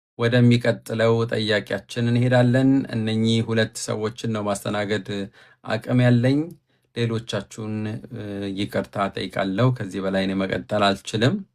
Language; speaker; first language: Amharic; native; Amharic